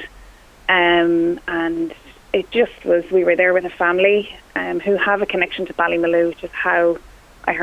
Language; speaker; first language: English; non-native, local second language; Irish